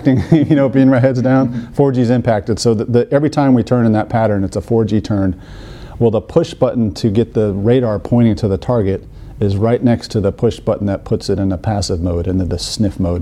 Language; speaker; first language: English; native; English